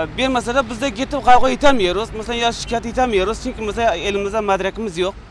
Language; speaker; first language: Turkish; non-native, fluent; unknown